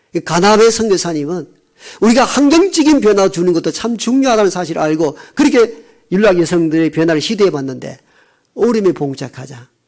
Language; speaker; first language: Korean; native; Korean